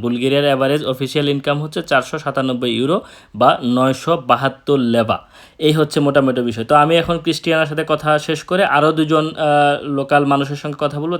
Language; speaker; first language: Bangla; native; Bangla